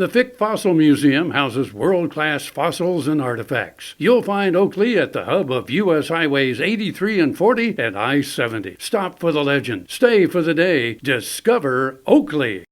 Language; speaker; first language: English; native; English